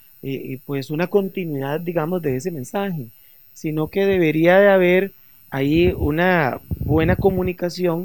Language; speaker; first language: Spanish; native; Spanish